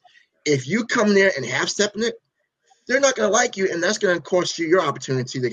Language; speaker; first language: English; native; English